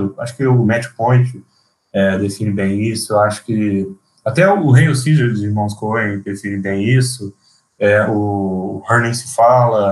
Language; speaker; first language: Portuguese; native; Portuguese